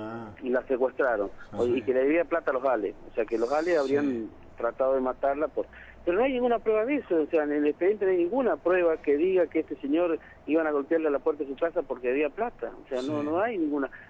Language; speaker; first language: Spanish; native; Spanish